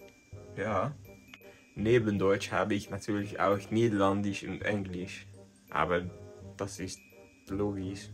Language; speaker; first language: German; non-native, learner; Dutch